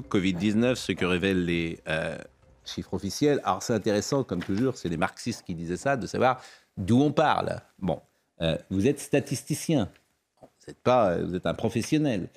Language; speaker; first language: French; native; French